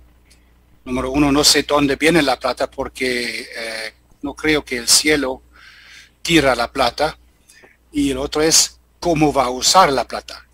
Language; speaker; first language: Spanish; non-native, learner; German